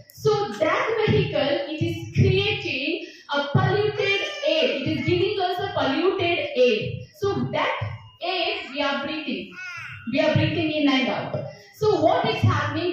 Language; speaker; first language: English; non-native, local second language; Kannada